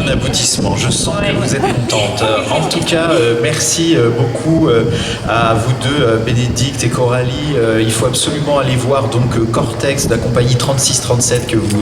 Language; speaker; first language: French; native; French